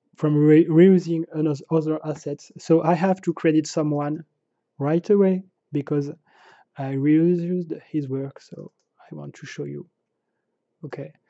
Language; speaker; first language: English; non-native, fluent; French